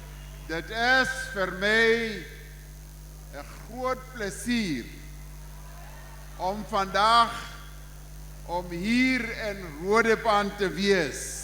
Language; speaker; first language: Afrikaans; non-native, local second language; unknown